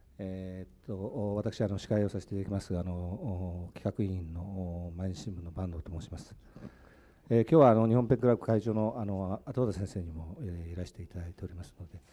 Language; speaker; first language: Japanese; native; Japanese